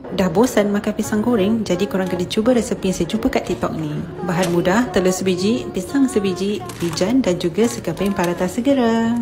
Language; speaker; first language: Malay; native; Malay